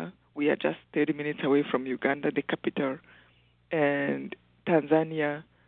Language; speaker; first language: English; non-native, local second language; Kinyarwanda